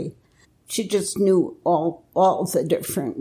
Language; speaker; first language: English; native; English